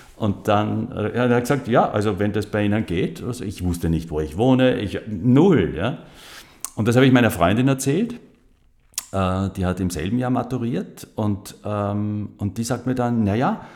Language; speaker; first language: German; native; German